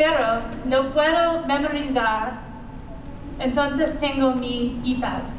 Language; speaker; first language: Spanish; non-native, learner; English